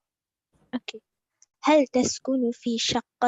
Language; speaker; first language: Arabic; non-native, learner; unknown